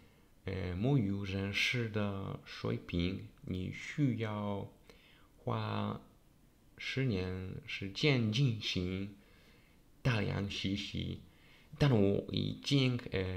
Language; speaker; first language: Chinese; non-native, learner; Polish